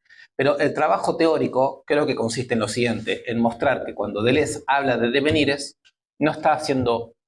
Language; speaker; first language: Spanish; native; Spanish